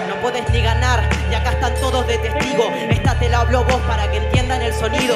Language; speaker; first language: Spanish; native; Spanish